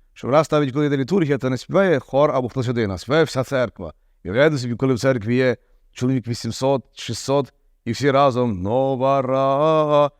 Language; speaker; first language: Ukrainian; native; Ukrainian